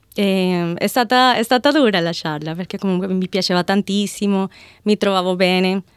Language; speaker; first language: Italian; non-native, fluent; Spanish